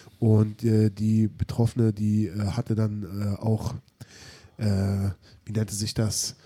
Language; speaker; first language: German; native; German